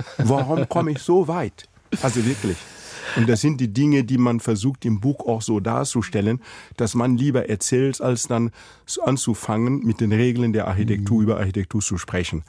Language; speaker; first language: German; non-native, fluent; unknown